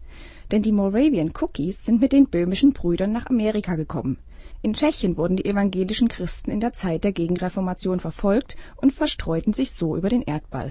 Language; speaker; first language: German; native; German